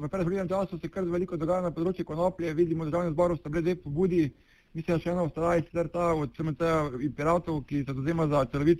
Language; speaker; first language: Slovenian; native; Slovenian